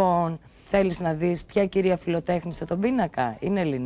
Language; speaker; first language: Greek; native; Greek